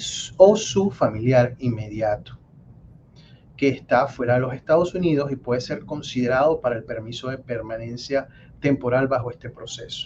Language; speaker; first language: Spanish; native; Spanish